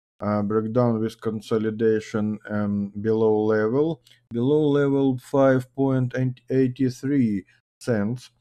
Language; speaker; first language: English; non-native, learner; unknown